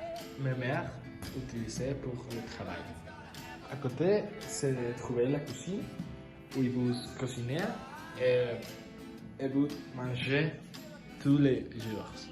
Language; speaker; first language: French; non-native, learner; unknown